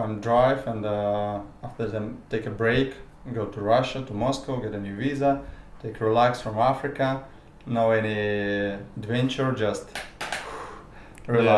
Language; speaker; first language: English; non-native, learner; Russian